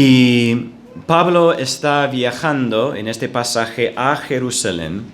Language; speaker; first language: Spanish; non-native, fluent; English